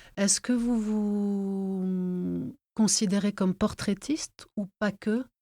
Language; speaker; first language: French; native; French